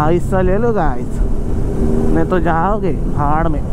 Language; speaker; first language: Hindi; non-native, local second language; Marathi